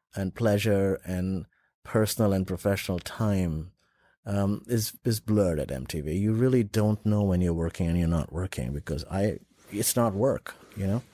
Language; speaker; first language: English; non-native, local second language; Urdu